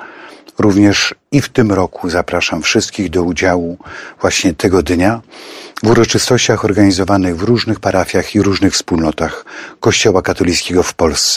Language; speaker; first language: Polish; native; Polish